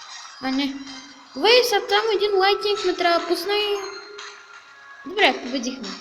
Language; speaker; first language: Bulgarian; native; Bulgarian